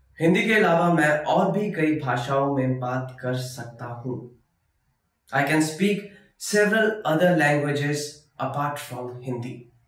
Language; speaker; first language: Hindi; native; Hindi